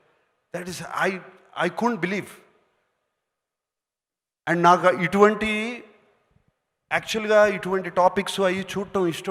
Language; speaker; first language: Telugu; native; Telugu